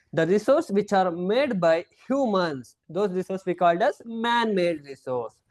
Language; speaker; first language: English; non-native, local second language; Kannada